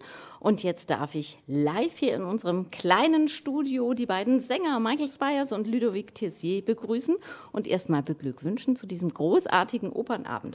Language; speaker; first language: German; native; German